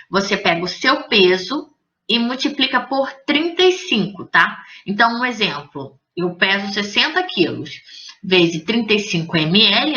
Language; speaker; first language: Portuguese; native; Portuguese